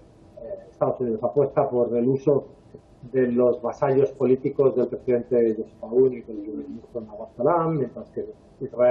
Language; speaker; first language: Spanish; native; Spanish